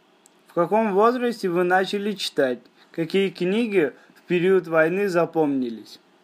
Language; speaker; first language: Russian; native; Russian